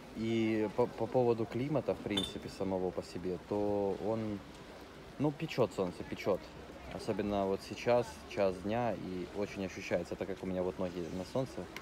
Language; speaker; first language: Russian; native; Russian